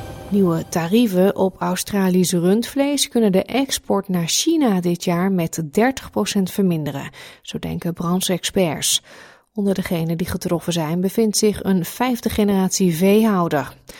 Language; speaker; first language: Dutch; native; Dutch